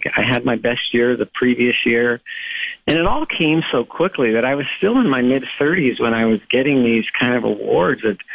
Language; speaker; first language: English; native; English